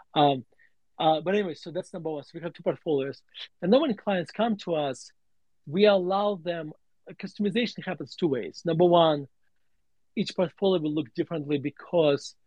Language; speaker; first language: English; non-native, fluent; Russian